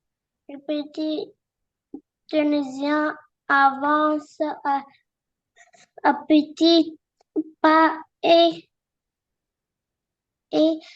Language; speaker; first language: French; non-native, learner; Arabic